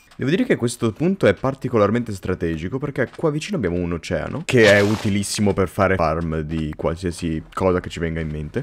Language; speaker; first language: Italian; native; Italian